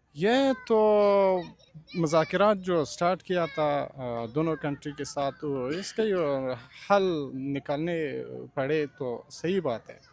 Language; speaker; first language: Urdu; non-native, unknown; Persian